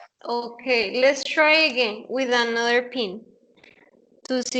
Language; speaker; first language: English; non-native, fluent; Spanish